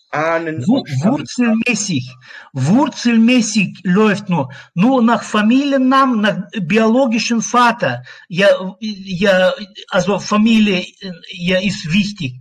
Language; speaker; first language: German; non-native, learner; Russian